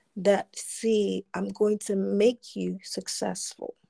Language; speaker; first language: English; non-native, local second language; Akan